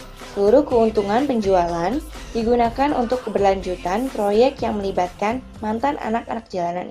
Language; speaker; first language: Indonesian; native; Indonesian